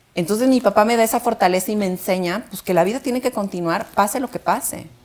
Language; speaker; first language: Spanish; native; Spanish